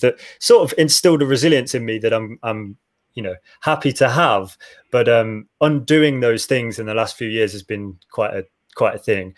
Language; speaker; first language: English; native; English